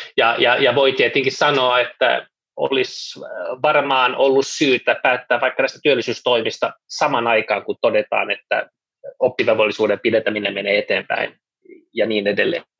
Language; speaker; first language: Finnish; non-native, local second language; Swedish